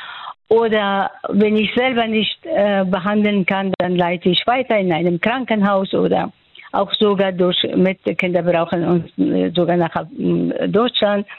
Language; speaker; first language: German; non-native, fluent; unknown